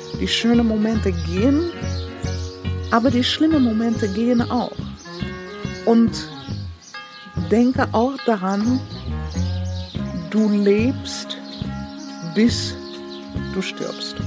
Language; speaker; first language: German; non-native, fluent; English